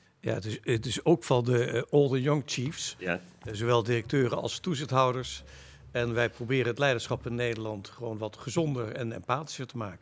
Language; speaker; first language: Dutch; native; Dutch